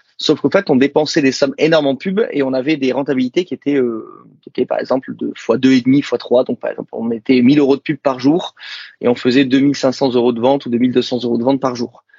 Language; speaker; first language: French; native; French